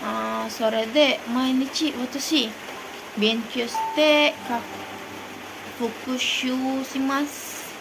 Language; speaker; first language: Japanese; non-native, learner; Indonesian